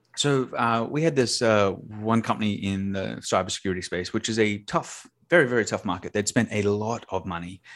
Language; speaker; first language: English; native; English